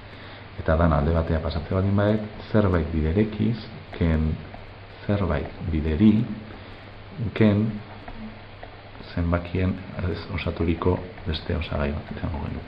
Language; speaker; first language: Basque; native; Basque